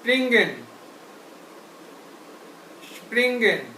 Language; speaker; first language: German; non-native, fluent; Hindi